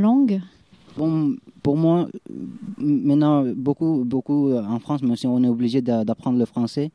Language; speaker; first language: French; non-native, fluent; Arabic